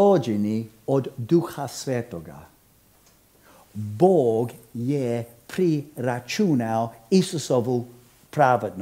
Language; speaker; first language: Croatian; non-native, fluent; English